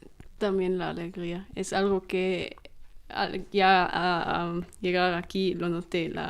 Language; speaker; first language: Spanish; non-native, fluent; German